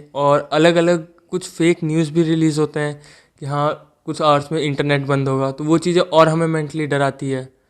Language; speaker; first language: Hindi; native; Hindi